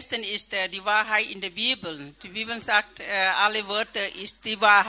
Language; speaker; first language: German; non-native, learner; Thai